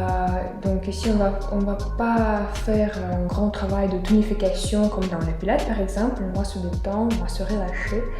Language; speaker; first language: French; non-native, fluent; Russian